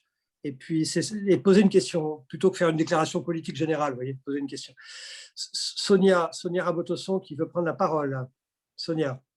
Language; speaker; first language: French; native; French